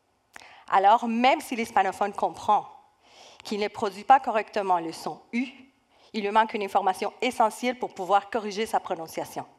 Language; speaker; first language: French; non-native, fluent; Spanish